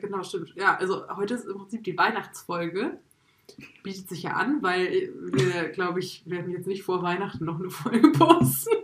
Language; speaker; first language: German; native; German